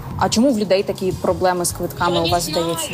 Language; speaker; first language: Ukrainian; native; Ukrainian